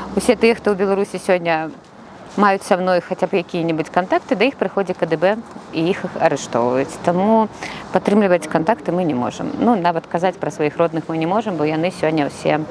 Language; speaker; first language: Belarusian; non-native, local second language; Russian